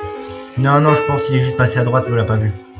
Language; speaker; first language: French; native; French